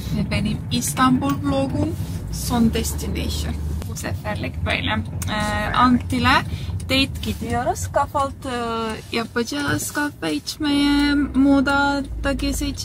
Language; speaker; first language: Turkish; non-native, learner; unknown